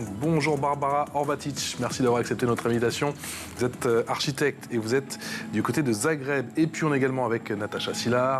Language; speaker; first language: French; native; French